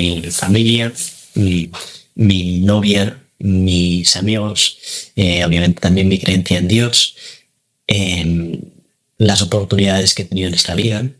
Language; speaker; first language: Spanish; native; Spanish